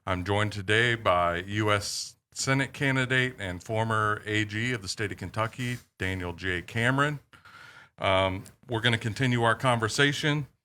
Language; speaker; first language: English; native; English